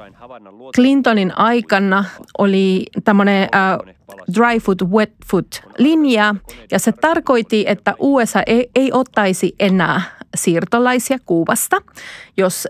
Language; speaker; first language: Finnish; non-native, fluent; Spanish